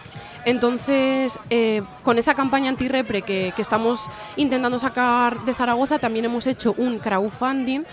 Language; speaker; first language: Spanish; native; Spanish